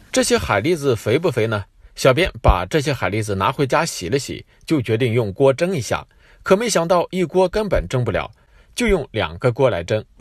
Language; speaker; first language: Chinese; native; Chinese